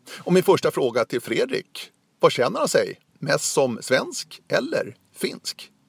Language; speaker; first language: Swedish; native; Swedish